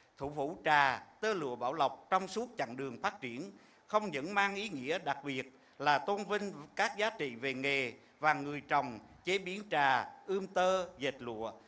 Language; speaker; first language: Vietnamese; native; Vietnamese